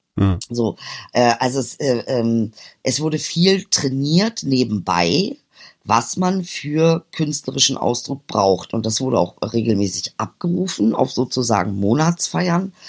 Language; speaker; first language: German; early bilingual, other home language; Turkish